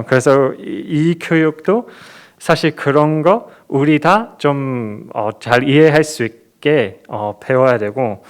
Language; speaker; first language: Korean; non-native, fluent; English